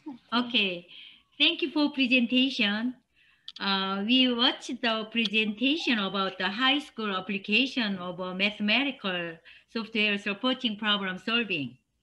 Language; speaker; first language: English; non-native, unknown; Korean